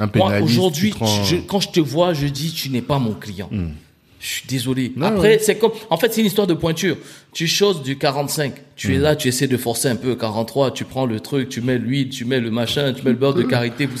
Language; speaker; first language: French; native; French